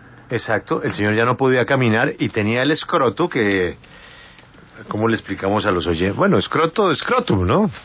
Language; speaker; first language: Spanish; native; Spanish